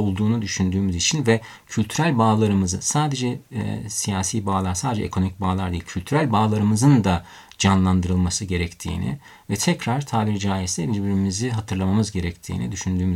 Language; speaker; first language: Turkish; native; Turkish